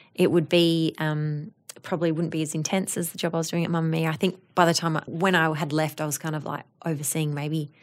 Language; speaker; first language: English; native; English